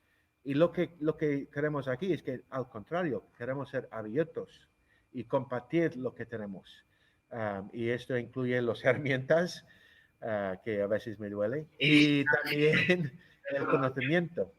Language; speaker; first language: Spanish; non-native, fluent; English